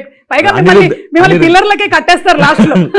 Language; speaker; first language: Telugu; native; Telugu